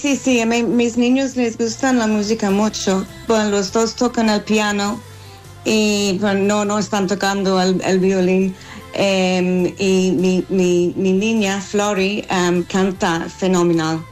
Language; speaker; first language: Spanish; non-native, fluent; English